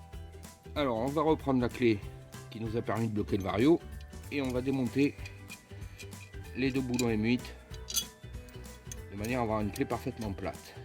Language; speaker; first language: French; native; French